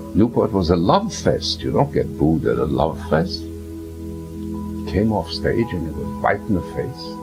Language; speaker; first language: English; early bilingual, other home language; German